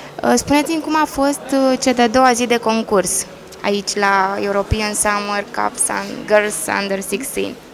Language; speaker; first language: Romanian; native; Romanian